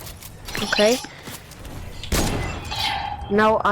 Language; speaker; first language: English; non-native, learner; Polish